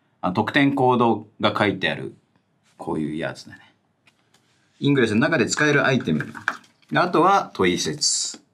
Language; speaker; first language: Japanese; native; Japanese